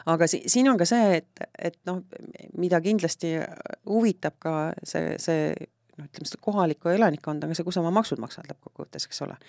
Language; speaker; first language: Estonian; native; Estonian